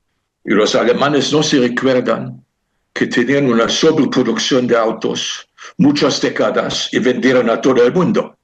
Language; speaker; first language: Spanish; non-native, fluent; German